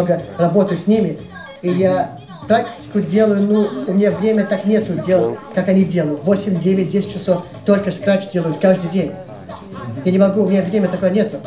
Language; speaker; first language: Russian; early bilingual, heritage; English